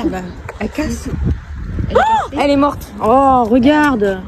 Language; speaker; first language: French; native; French